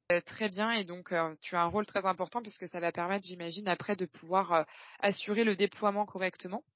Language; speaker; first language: French; native; French